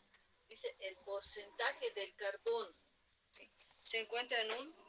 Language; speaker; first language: Spanish; native; Spanish